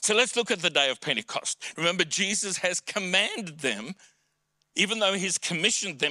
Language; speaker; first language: English; native; English